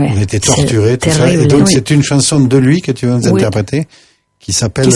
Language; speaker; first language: French; native; French